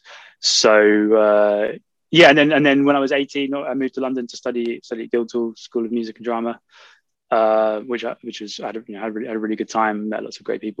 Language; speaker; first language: English; native; English